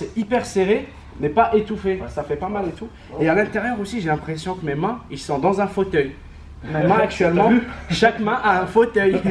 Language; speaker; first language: French; native; French